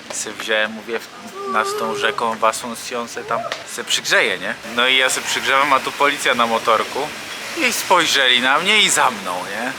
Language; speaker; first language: Polish; native; Polish